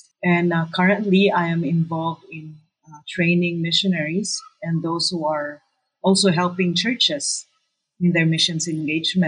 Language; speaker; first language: English; non-native, local second language; Cebuano